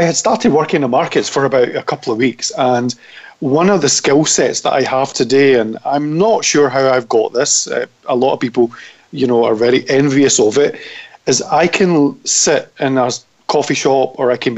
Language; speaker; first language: English; native; English